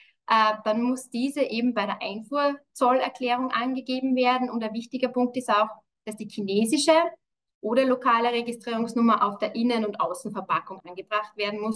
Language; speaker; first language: German; native; German